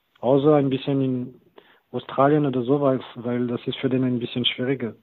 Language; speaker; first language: German; non-native, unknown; French